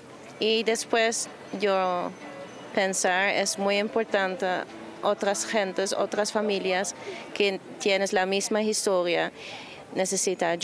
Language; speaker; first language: Spanish; non-native, learner; Dutch